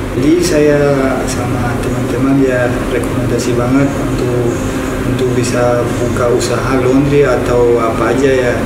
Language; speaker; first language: Indonesian; non-native, fluent; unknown